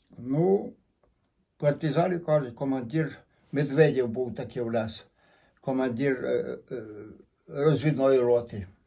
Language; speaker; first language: Ukrainian; native; Ukrainian